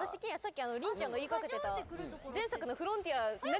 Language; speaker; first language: Japanese; native; Japanese